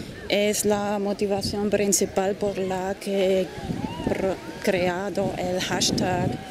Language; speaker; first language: Spanish; non-native, fluent; German